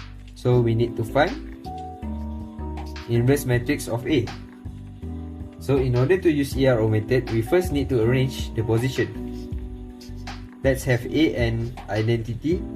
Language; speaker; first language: English; non-native, local second language; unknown